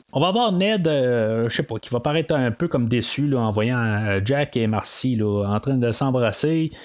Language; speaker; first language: French; native; French